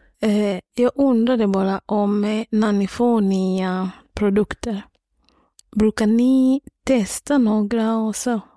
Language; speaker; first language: Swedish; non-native, learner; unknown